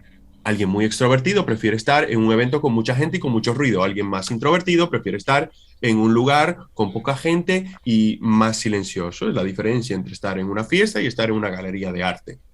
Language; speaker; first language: Spanish; native; Spanish